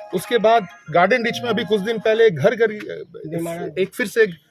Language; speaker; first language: Hindi; non-native, local second language; Bangla